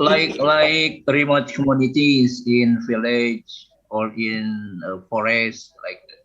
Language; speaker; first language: English; non-native, fluent; Indonesian